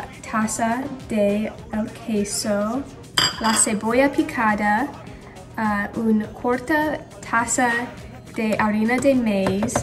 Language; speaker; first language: Spanish; non-native, learner; English